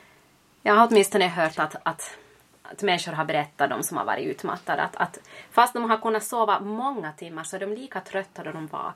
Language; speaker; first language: Swedish; native; Swedish